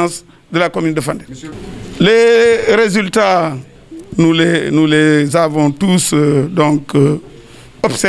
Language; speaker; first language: French; non-native, local second language; Wolof